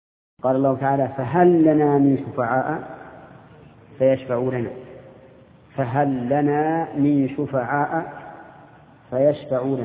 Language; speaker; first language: Arabic; native; Arabic